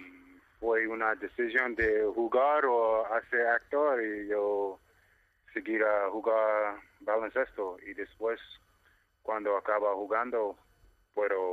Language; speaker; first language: Spanish; non-native, learner; English